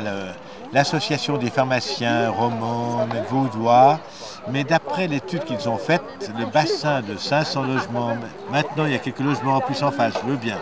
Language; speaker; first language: French; native; French